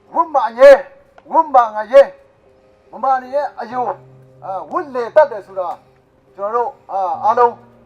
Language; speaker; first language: Burmese; non-native, local second language; Kachin